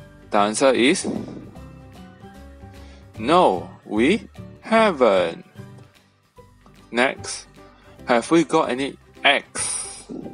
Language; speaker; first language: English; non-native, local second language; Chinese